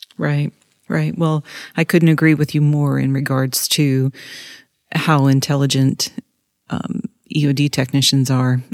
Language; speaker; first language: English; native; English